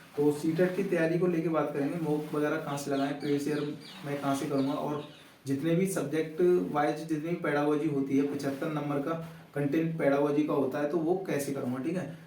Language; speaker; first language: Hindi; native; Hindi